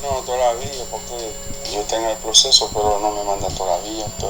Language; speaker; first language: Spanish; non-native, learner; Haitian Creole